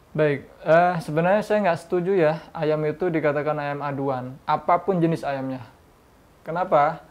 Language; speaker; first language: Indonesian; native; Indonesian